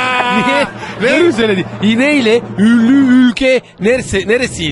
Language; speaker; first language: Turkish; non-native, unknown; Italian